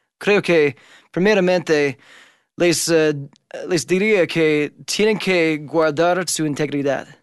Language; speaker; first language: Spanish; non-native, fluent; English